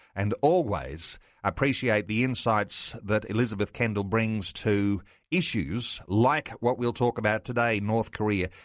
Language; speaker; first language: English; native; English